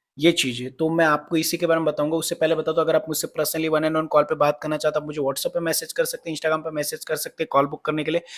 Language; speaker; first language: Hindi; non-native, local second language; Marathi